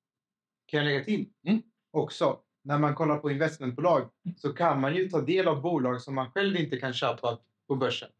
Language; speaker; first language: Swedish; native; Swedish